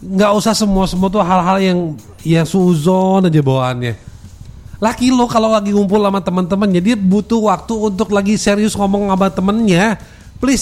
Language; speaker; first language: Indonesian; native; Indonesian